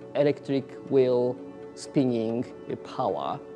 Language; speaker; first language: English; non-native, learner; Japanese